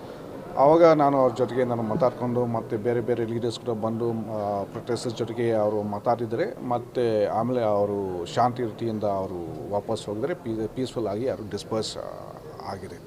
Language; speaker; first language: Kannada; non-native, fluent; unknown